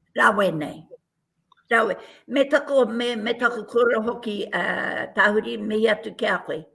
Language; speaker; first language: Māori; native; Māori